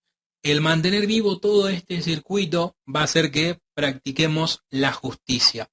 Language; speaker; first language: Spanish; native; Spanish